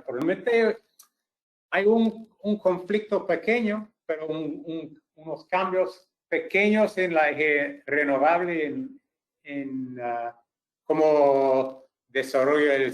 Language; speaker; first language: Spanish; non-native, fluent; English